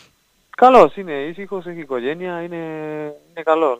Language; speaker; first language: Greek; non-native, learner; Spanish